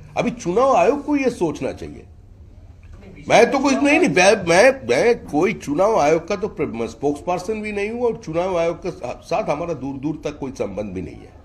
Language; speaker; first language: Hindi; non-native, local second language; Bangla